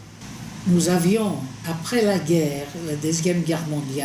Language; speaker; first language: French; non-native, fluent; Greek